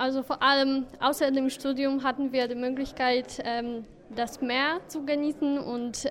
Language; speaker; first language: German; non-native, fluent; Polish